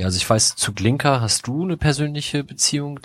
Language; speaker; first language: German; native; German